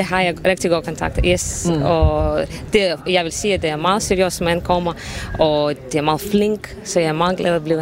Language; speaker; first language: Danish; non-native, learner; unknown